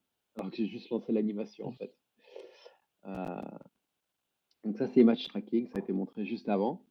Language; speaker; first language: French; native; French